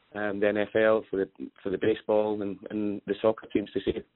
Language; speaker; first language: English; native; English